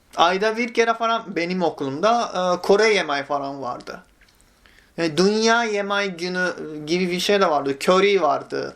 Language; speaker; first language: Turkish; non-native, fluent; Japanese